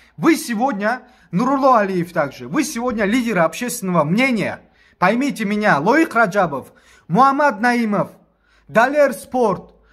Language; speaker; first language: Russian; non-native, local second language; Tajik